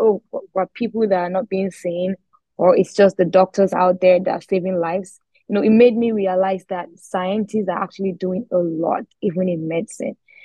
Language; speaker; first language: English; non-native, local second language; Yoruba